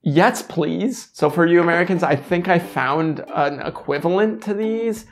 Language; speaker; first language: English; native; English